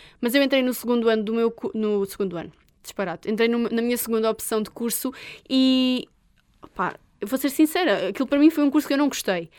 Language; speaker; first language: Portuguese; native; Portuguese